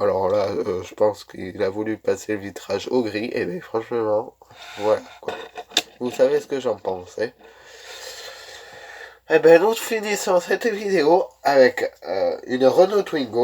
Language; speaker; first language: French; native; French